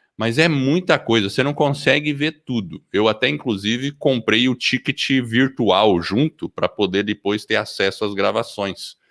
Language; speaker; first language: Portuguese; early bilingual, other home language; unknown